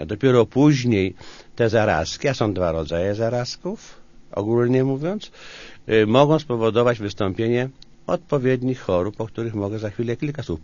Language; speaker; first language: Polish; native; Polish